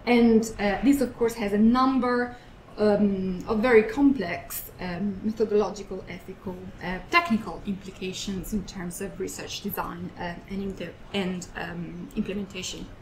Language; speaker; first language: English; non-native, fluent; Italian